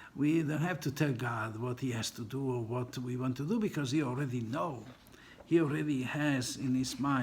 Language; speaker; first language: English; non-native, fluent; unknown